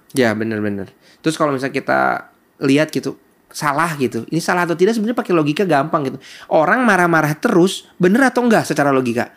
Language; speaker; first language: Indonesian; native; Indonesian